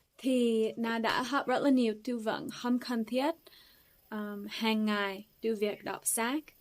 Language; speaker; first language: Vietnamese; non-native, fluent; English